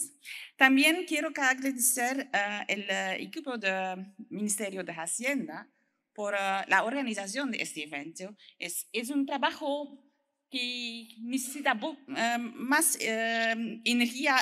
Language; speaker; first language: Spanish; non-native, learner; French